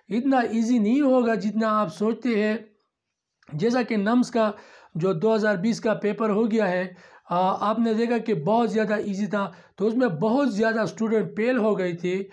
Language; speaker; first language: Urdu; non-native, local second language; Pashto